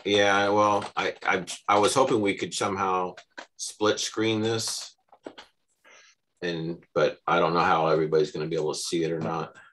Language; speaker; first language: English; native; English